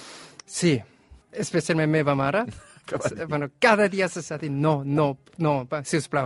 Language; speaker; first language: Catalan; non-native, learner; Korean